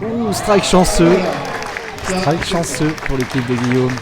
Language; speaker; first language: French; native; French